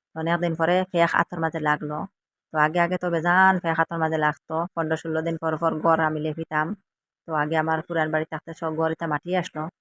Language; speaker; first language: Bangla; native; Bangla